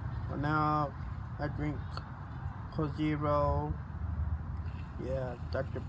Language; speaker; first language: English; non-native, learner; Spanish